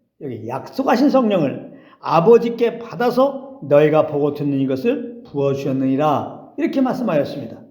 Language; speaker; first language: Korean; native; Korean